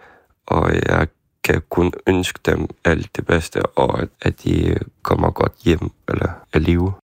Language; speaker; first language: Danish; non-native, fluent; Ukrainian